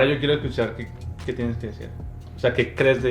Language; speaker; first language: Spanish; native; Spanish